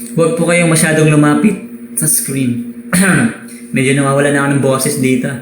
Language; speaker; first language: Filipino; non-native, local second language; Waray